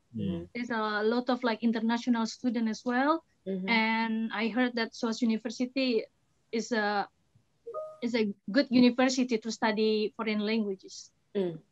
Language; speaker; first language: English; non-native, fluent; Indonesian